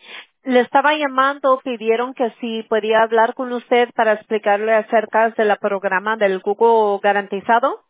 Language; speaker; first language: Spanish; early bilingual, other home language; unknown